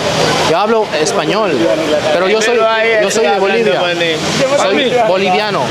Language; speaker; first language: Spanish; native; Spanish